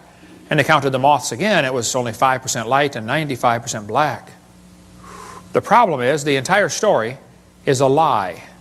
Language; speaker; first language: English; native; English